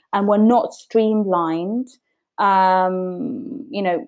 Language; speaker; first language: English; early bilingual, other home language; Bosnian